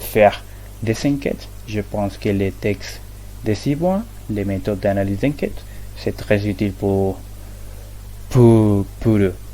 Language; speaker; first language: French; non-native, learner; Spanish